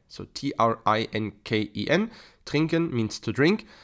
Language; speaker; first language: English; non-native, fluent; German